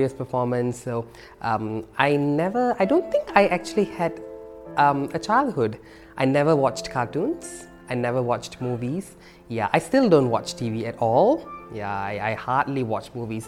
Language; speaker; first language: English; non-native, local second language; Tamil